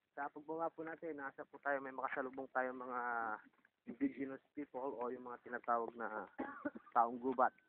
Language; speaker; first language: Filipino; native; Filipino